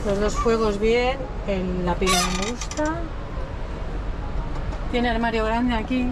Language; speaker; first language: Spanish; native; Spanish